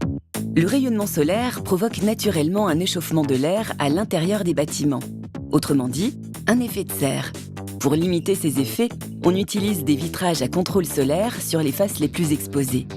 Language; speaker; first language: French; native; French